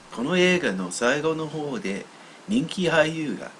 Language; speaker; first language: Japanese; non-native, fluent; English